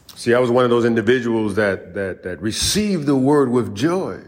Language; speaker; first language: English; native; English